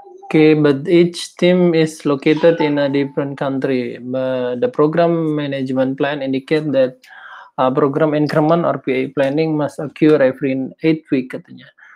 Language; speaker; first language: English; non-native, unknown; Indonesian